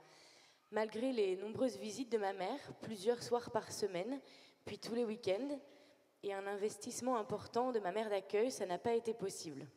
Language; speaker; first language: French; native; French